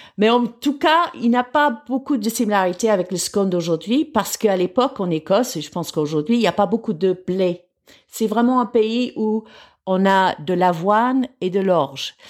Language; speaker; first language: French; non-native, fluent; English